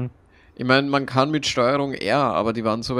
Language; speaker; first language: German; native; German